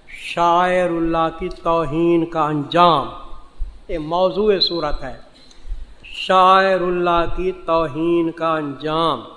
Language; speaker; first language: Urdu; non-native, local second language; Saraiki